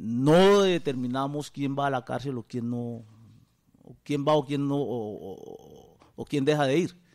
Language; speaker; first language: Spanish; native; Spanish